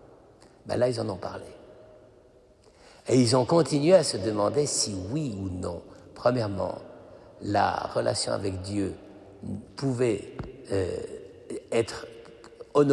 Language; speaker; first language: French; native; French